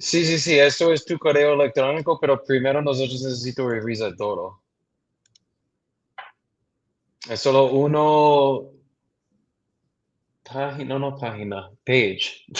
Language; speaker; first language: Spanish; non-native, learner; English